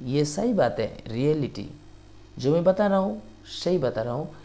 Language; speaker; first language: Hindi; non-native, local second language; Odia